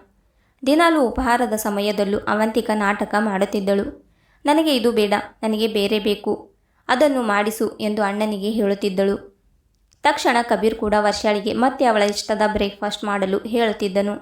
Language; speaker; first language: Kannada; native; Kannada